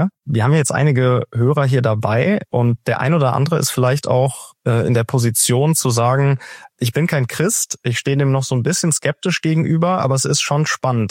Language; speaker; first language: German; native; German